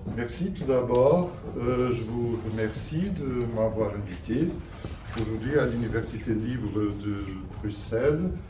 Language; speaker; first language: French; non-native, fluent; Portuguese